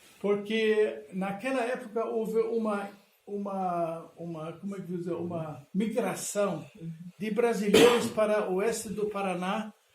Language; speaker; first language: Portuguese; non-native, fluent; German